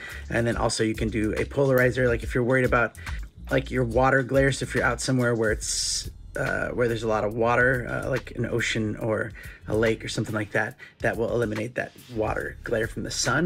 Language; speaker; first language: English; native; English